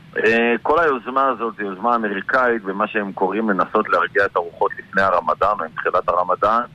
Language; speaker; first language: Hebrew; native; Hebrew